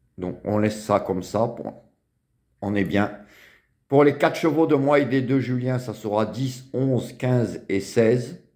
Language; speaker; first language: French; native; French